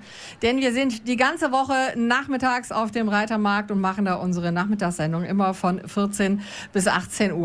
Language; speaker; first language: German; native; German